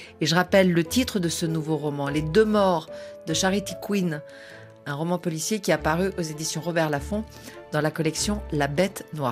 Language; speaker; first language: French; native; French